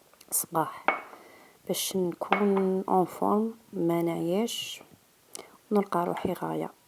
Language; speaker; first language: Arabic; native; Arabic